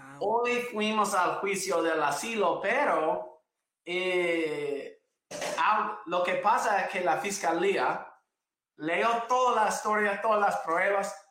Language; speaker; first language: Spanish; non-native, fluent; English